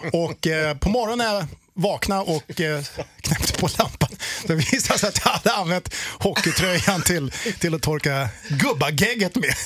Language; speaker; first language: Swedish; native; Swedish